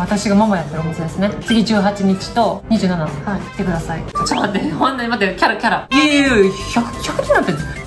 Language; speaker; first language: Japanese; native; Japanese